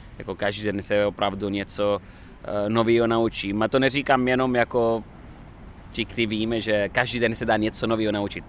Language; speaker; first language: Czech; non-native, fluent; Italian